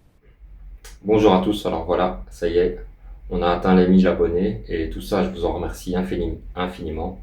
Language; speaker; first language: French; native; French